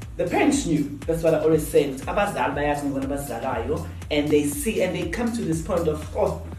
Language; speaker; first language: English; non-native, local second language; Zulu